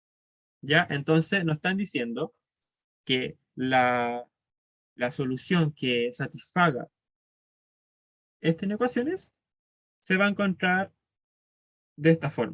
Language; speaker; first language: Spanish; native; Spanish